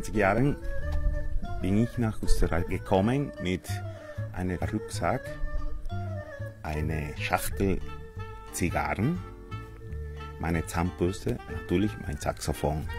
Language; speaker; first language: German; non-native, fluent; Spanish